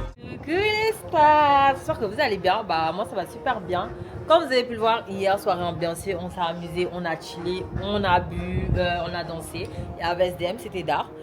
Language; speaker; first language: French; native; French